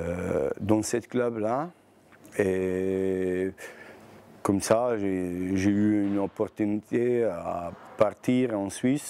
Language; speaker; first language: French; non-native, learner; Bosnian